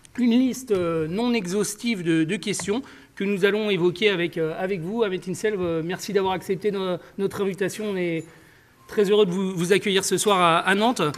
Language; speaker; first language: French; native; French